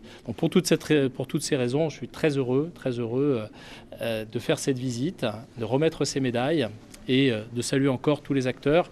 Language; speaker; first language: French; native; French